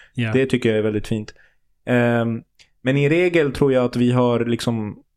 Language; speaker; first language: Swedish; early bilingual, other home language; Turoyo